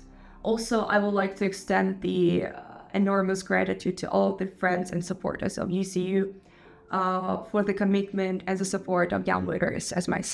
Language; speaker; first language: English; non-native, fluent; Ukrainian